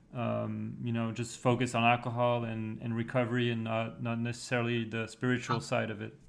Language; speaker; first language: English; non-native, fluent; French